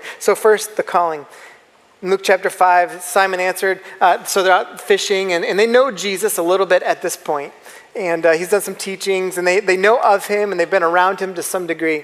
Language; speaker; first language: English; native; English